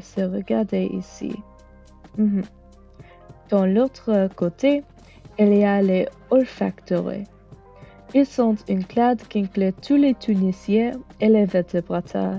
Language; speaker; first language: French; non-native, learner; English